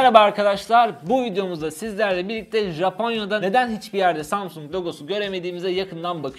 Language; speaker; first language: Turkish; native; Turkish